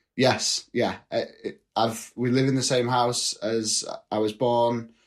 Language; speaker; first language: English; native; English